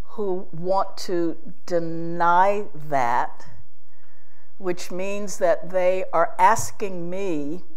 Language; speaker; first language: English; native; English